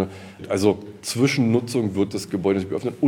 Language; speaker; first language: German; native; German